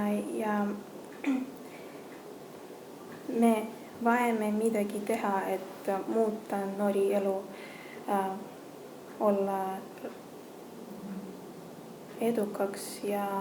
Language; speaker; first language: Estonian; non-native, local second language; Russian